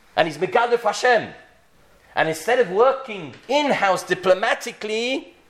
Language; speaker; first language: English; native; English